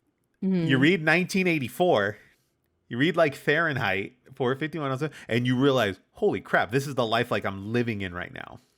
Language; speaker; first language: English; native; English